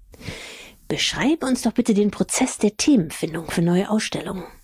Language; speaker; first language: German; native; German